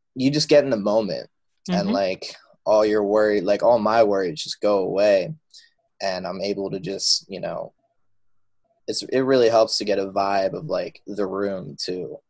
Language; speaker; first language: English; native; English